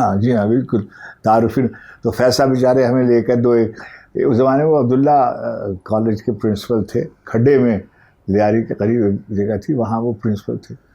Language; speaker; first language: Urdu; native; Urdu